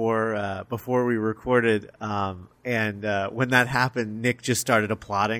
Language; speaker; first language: English; native; English